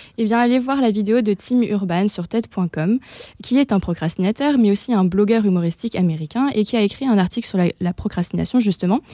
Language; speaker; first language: French; native; French